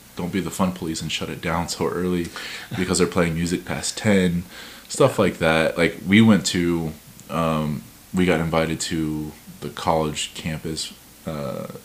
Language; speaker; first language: English; native; English